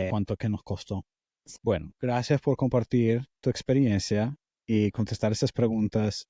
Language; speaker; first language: Spanish; non-native, fluent; English